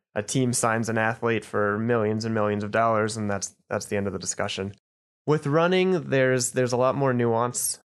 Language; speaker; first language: English; native; English